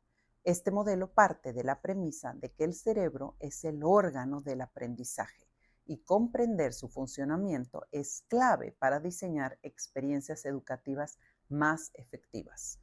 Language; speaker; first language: Spanish; native; Spanish